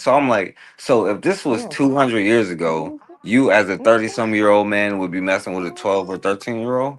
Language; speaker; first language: English; native; English